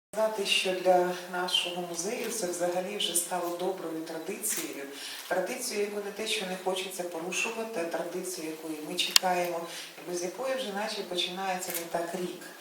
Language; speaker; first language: Ukrainian; native; Ukrainian